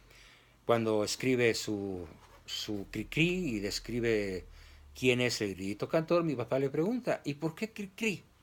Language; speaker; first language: Spanish; native; Spanish